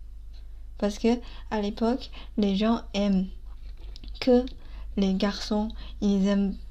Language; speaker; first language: French; non-native, fluent; Chinese